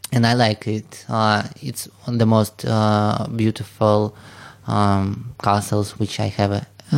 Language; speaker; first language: English; non-native, learner; Russian